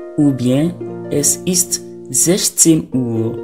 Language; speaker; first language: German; non-native, fluent; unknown